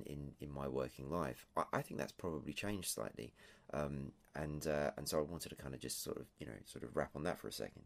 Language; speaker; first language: English; native; English